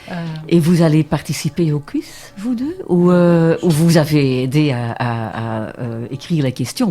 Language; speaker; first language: French; non-native, local second language; Dutch